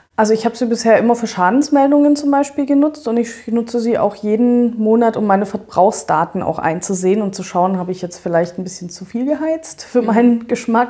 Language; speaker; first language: German; native; German